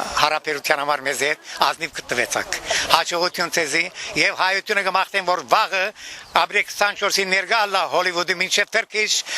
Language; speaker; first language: Armenian; early bilingual, heritage; Armenian